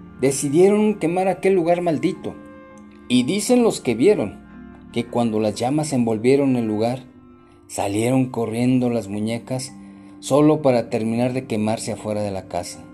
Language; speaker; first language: Spanish; native; Spanish